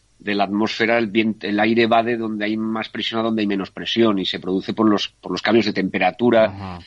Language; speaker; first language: Spanish; native; Spanish